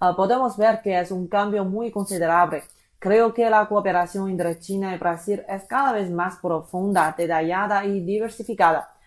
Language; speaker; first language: Spanish; non-native, fluent; Chinese